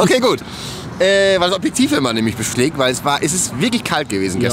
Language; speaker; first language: German; native; German